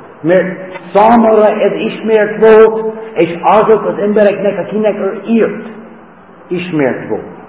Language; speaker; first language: Hungarian; non-native, fluent; English